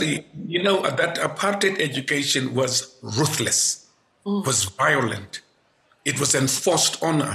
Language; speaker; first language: English; non-native, local second language; Xhosa